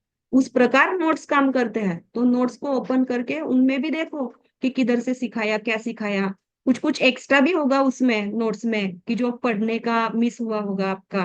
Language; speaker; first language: Hindi; native; Hindi